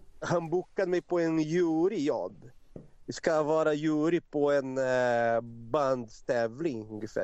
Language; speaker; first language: Swedish; non-native, fluent; Portuguese